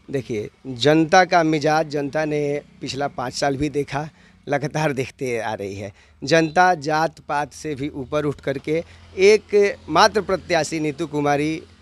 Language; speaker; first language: Hindi; native; Hindi